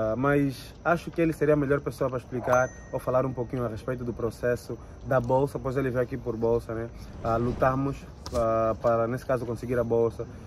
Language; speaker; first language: Portuguese; native; Portuguese